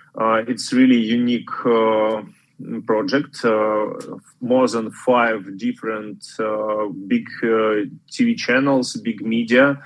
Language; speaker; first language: English; non-native, fluent; Ukrainian